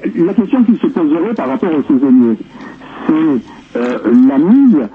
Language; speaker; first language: French; native; French